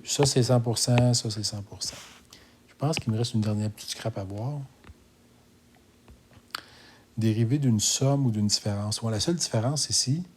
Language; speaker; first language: French; native; French